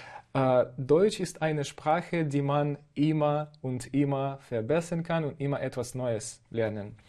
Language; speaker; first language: German; non-native, fluent; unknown